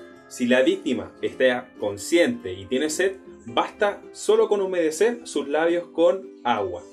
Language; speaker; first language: Spanish; native; Spanish